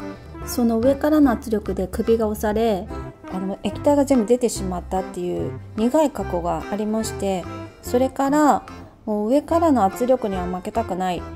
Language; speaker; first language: Japanese; native; Japanese